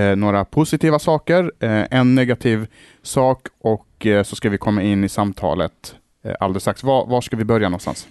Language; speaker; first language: Swedish; early bilingual, other home language; Arabic